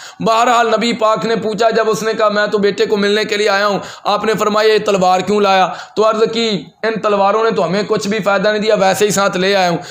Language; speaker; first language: Urdu; non-native, local second language; Punjabi